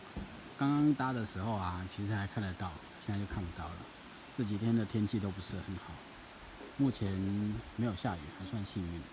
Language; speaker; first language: Chinese; native; Chinese